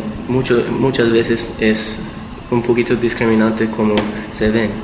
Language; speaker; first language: Spanish; early bilingual, heritage; Spanish